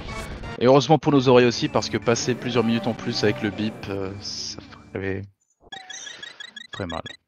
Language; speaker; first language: French; native; French